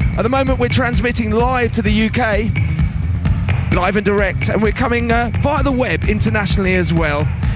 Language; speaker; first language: English; native; English